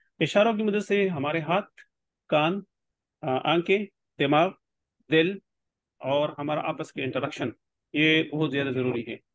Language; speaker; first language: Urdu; non-native, local second language; Pashto